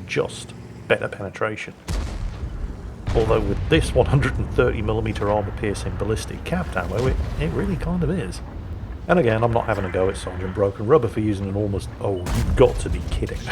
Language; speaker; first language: English; native; English